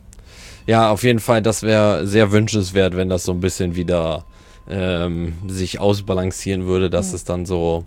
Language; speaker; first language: German; native; German